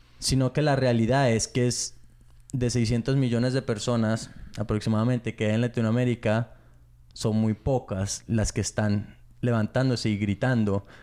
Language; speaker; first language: Spanish; early bilingual, heritage; Spanish